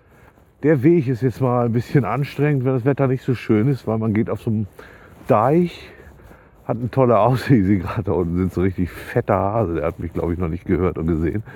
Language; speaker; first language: German; native; German